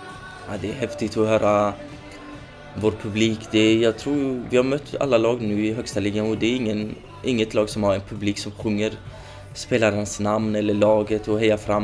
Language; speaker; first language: Swedish; early bilingual, other home language; Kurdish